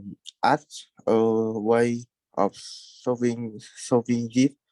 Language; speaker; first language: English; non-native, learner; Vietnamese